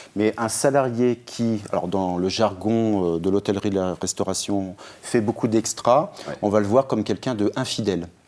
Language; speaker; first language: French; native; French